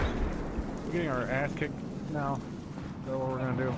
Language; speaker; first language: English; native; English